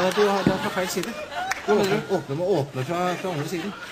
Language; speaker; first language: Italian; non-native, fluent; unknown